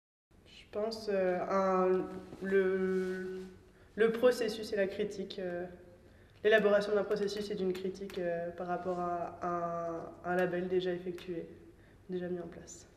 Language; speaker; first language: French; native; French